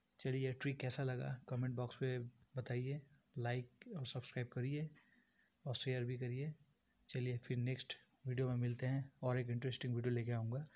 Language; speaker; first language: Hindi; non-native, local second language; Bangla